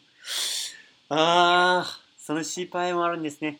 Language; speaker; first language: Japanese; non-native, learner; English